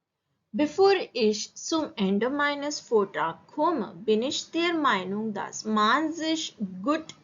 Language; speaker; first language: German; non-native, learner; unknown